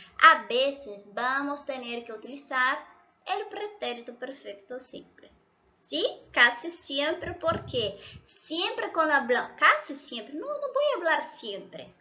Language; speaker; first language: Spanish; non-native, fluent; Portuguese